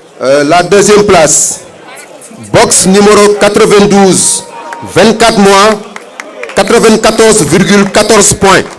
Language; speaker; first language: French; non-native, local second language; Wolof